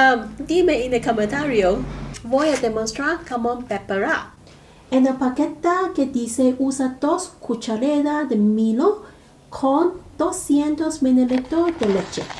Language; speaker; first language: Spanish; non-native, learner; Cantonese